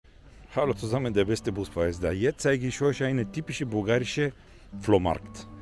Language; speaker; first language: German; non-native, learner; Bulgarian